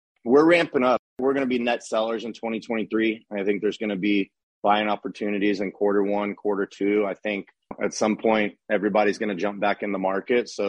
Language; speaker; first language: English; native; English